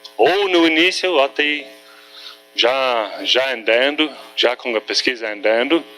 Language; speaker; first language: Portuguese; non-native, fluent; English